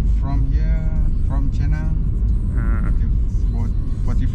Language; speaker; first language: English; non-native, local second language; Malay